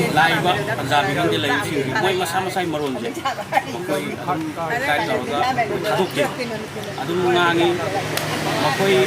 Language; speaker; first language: Manipuri; early bilingual, heritage; Manipuri